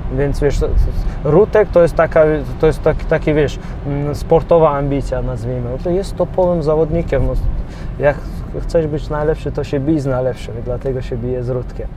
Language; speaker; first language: Polish; non-native, fluent; Chechen